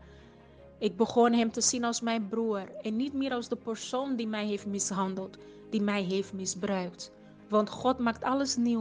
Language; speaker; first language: Dutch; non-native, fluent; Portuguese